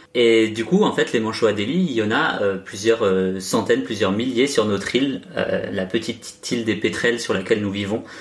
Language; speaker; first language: French; native; French